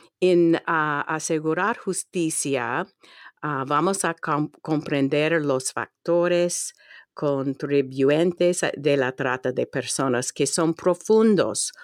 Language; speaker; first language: Spanish; non-native, fluent; English